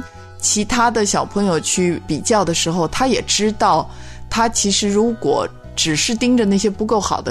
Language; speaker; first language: Chinese; native; Chinese